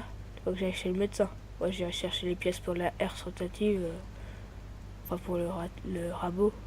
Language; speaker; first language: French; native; French